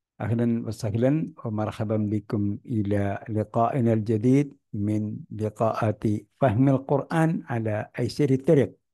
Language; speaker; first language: Arabic; non-native, fluent; Malayalam